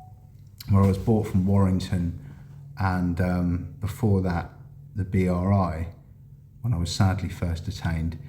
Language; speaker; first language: English; native; English